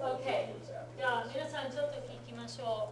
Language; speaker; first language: Japanese; non-native, fluent; English